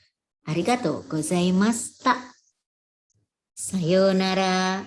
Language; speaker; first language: Japanese; non-native, fluent; Indonesian